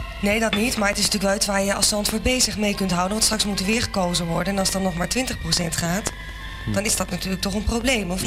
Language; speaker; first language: Dutch; native; Dutch